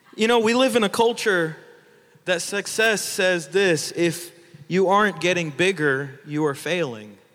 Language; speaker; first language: English; early bilingual, other home language; Filipino